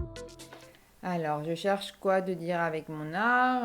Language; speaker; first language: French; non-native, fluent; Persian